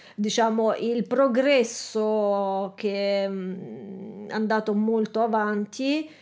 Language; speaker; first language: Italian; non-native, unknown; Russian